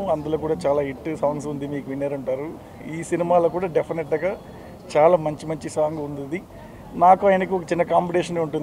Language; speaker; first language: Telugu; non-native, fluent; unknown